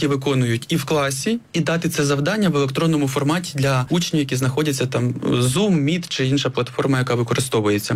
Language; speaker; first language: Ukrainian; native; Ukrainian